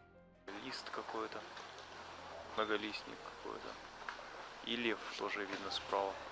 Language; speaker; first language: Russian; native; Russian